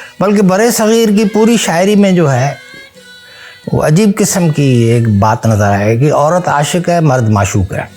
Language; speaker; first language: Urdu; non-native, local second language; Sindhi